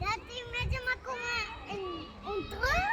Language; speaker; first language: Romanian; early bilingual, heritage; Romanian